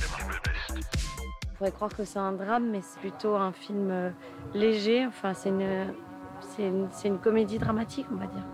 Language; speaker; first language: French; native; French